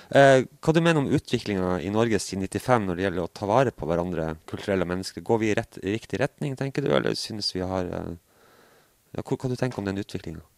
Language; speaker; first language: Norwegian; native; Norwegian